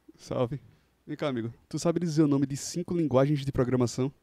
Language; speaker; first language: Portuguese; native; Portuguese